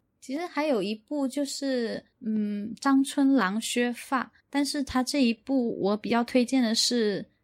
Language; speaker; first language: Chinese; non-native, local second language; Min Nan Chinese